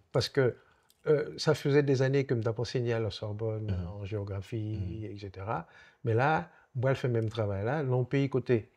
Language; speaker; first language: French; non-native, local second language; Haitian Creole